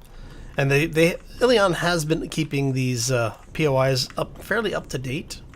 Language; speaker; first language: English; native; English